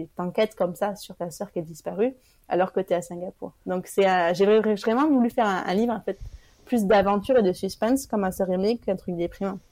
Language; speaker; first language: French; native; French